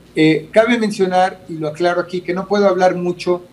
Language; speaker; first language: Spanish; native; Spanish